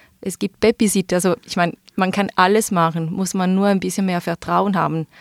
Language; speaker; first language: German; non-native, fluent; Italian